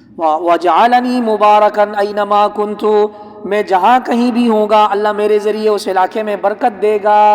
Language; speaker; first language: Urdu; non-native, local second language; Punjabi